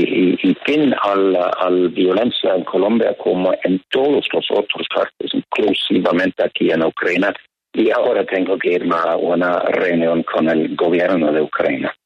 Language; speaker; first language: Spanish; non-native, fluent; Norwegian